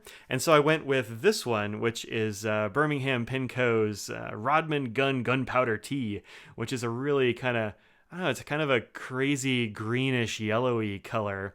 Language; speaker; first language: English; native; English